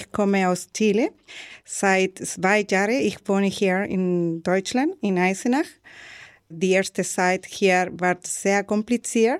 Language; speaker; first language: German; non-native, learner; Spanish